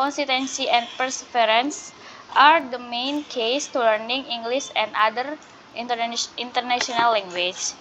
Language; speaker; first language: English; non-native, learner; Indonesian